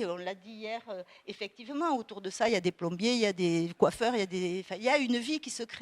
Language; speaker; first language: French; native; French